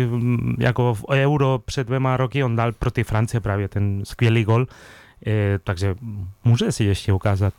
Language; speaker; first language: Czech; non-native, fluent; Spanish